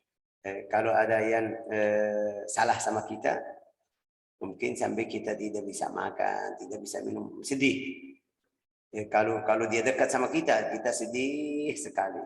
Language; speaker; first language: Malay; non-native, fluent; Arabic